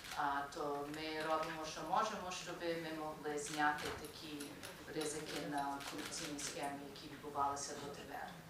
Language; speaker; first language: Ukrainian; early bilingual, heritage; Ukrainian